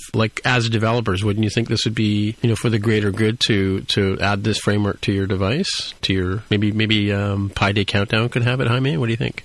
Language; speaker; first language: English; native; English